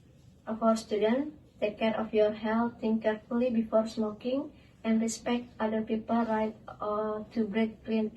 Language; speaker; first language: English; non-native, learner; Indonesian